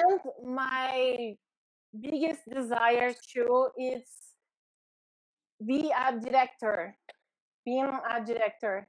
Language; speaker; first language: English; non-native, learner; Portuguese